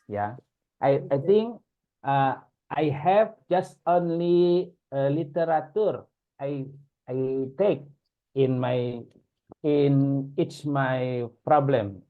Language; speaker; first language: English; non-native, learner; Indonesian